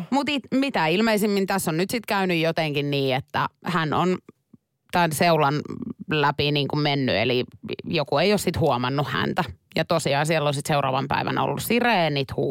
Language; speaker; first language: Finnish; native; Finnish